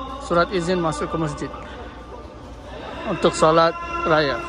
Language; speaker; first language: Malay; early bilingual, heritage; Malay